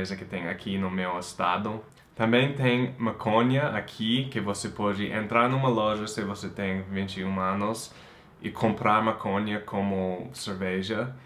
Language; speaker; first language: Portuguese; non-native, fluent; English